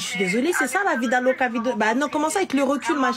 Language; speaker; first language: French; native; French